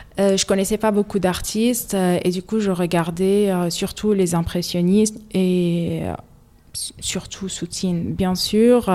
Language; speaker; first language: French; non-native, fluent; Arabic